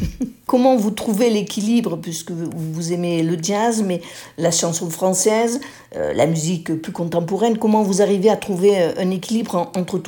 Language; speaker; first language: French; native; French